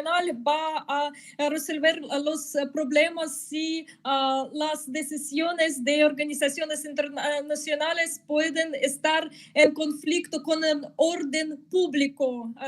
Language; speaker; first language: Spanish; non-native, fluent; Russian